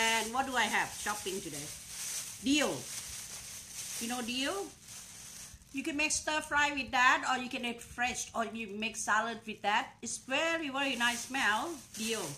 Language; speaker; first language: English; non-native, learner; Thai